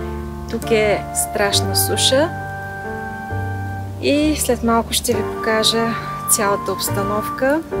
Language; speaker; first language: Bulgarian; native; Bulgarian